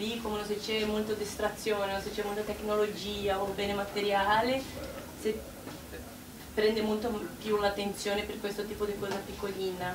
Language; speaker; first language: Italian; non-native, learner; Portuguese